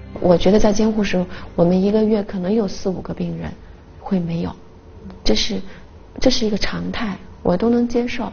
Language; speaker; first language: Chinese; native; Chinese